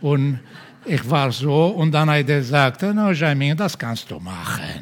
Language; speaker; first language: German; non-native, fluent; Portuguese